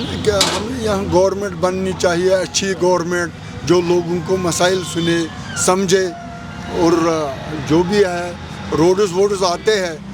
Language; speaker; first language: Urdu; non-native, local second language; Kashmiri